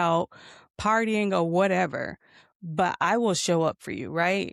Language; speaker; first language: English; native; English